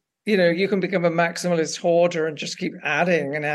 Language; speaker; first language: English; native; English